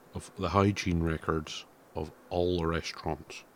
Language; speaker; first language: English; native; English